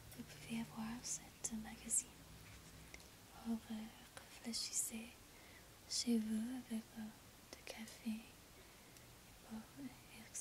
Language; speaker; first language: French; non-native, learner; English